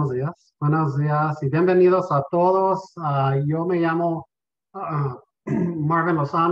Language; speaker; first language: Spanish; early bilingual, heritage; Spanish